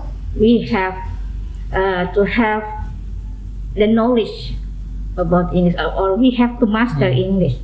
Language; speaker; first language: English; non-native, fluent; Indonesian